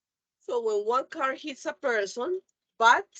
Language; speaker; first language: English; non-native, fluent; Spanish